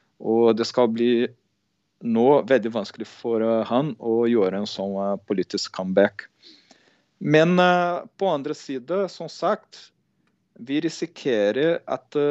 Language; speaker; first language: Norwegian; non-native, fluent; Portuguese